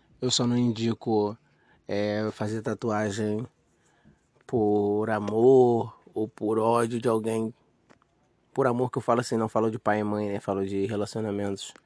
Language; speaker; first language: Portuguese; native; Portuguese